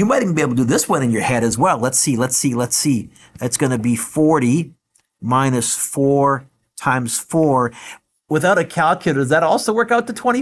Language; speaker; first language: English; native; English